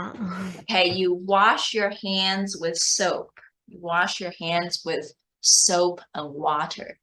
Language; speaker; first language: English; non-native, fluent; Chinese